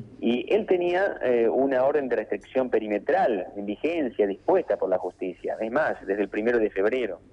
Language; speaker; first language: Spanish; native; Spanish